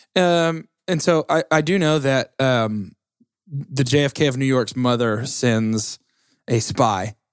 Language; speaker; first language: English; native; English